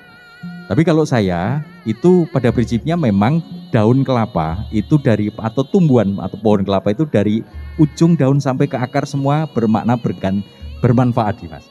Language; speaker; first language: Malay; non-native, local second language; Javanese